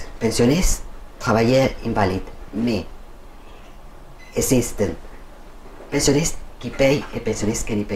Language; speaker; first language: French; non-native, learner; Spanish